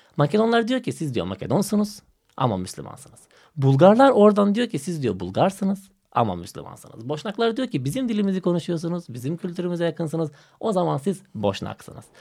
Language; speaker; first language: Turkish; non-native, fluent; Macedonian